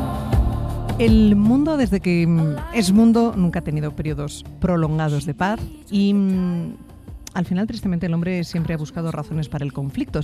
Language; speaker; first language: Spanish; native; Spanish